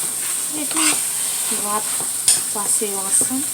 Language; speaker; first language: French; non-native, local second language; Haitian Creole